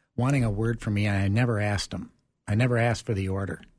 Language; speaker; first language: English; early bilingual, other home language; German